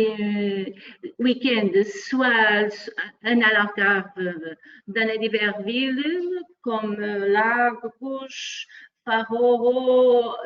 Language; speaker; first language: French; non-native, fluent; Portuguese